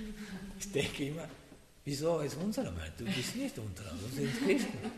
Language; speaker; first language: German; non-native, learner; Sinhala